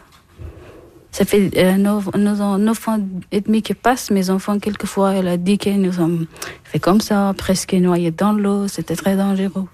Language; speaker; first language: French; non-native, learner; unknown